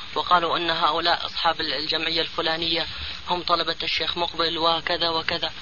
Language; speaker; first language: Arabic; native; Arabic